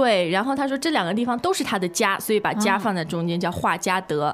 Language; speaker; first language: Chinese; native; Chinese